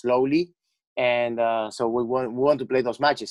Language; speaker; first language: English; non-native, fluent; Spanish